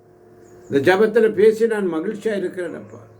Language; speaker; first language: Tamil; native; Tamil